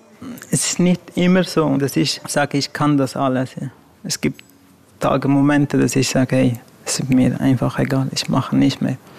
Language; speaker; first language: German; non-native, fluent; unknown